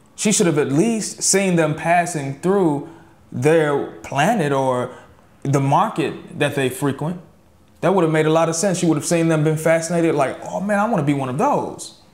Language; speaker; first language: English; native; English